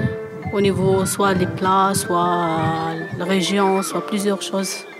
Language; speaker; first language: French; non-native, fluent; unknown